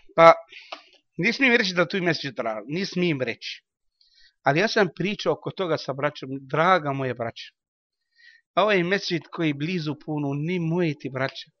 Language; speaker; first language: Bosnian; non-native, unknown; Arabic